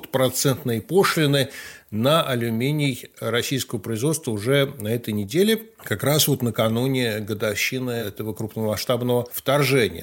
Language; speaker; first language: Russian; native; Russian